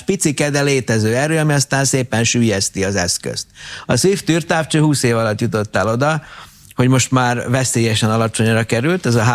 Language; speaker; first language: Hungarian; native; Hungarian